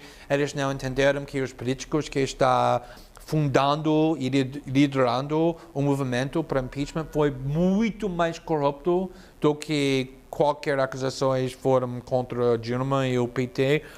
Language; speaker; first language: Portuguese; non-native, fluent; English